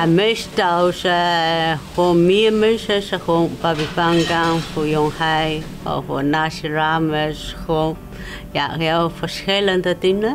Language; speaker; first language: Dutch; non-native, local second language; Chinese